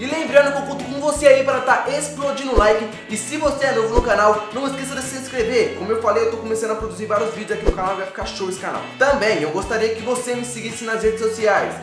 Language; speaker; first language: Portuguese; native; Portuguese